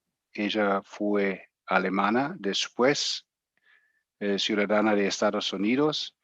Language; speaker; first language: Spanish; non-native, fluent; German